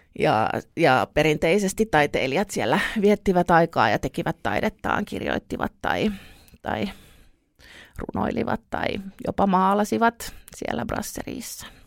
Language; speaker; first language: Finnish; early bilingual, other home language; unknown